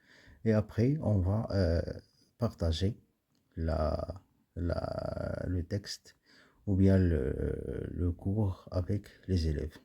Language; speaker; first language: French; non-native, local second language; Arabic